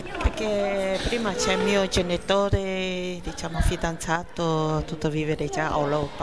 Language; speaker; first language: Italian; non-native, learner; Chinese